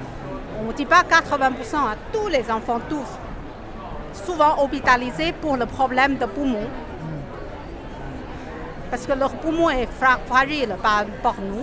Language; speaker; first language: French; non-native, fluent; Chinese